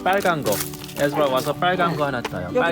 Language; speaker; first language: Korean; early bilingual, heritage; Korean